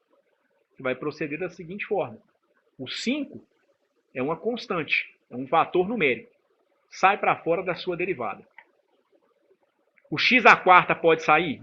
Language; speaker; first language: Portuguese; native; Portuguese